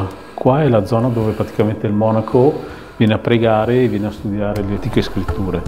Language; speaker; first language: Italian; early bilingual, other home language; Khmer